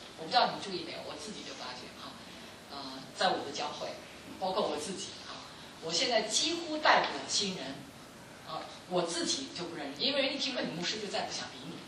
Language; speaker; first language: Chinese; non-native, local second language; Cantonese